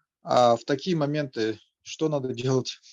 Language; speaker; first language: Russian; native; Russian